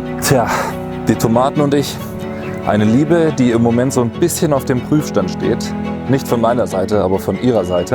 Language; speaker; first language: German; native; German